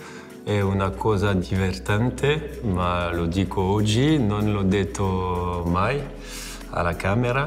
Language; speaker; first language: Italian; non-native, fluent; French